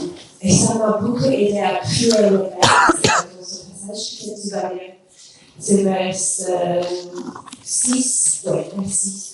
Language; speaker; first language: French; non-native, learner; English